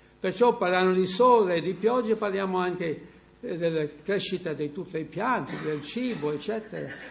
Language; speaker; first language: Italian; non-native, fluent; English